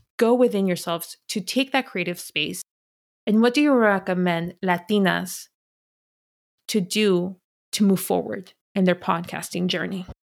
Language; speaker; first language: English; early bilingual, other home language; Spanish